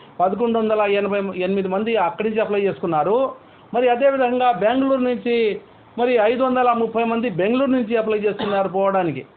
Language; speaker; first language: Telugu; non-native, local second language; Urdu